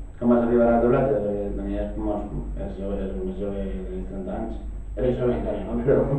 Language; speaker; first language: Catalan; non-native, local second language; Spanish